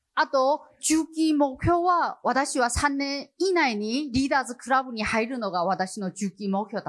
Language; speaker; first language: Japanese; non-native, fluent; Chinese